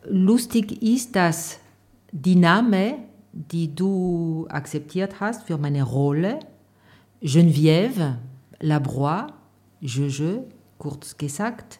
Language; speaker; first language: German; non-native, fluent; French